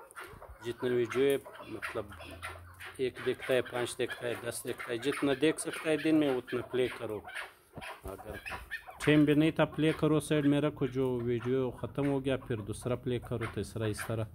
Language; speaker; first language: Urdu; non-native, local second language; Pashto